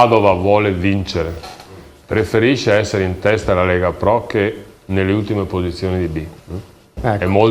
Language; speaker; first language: Italian; native; Italian